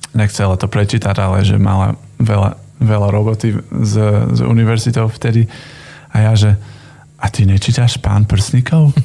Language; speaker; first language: Slovak; non-native, fluent; English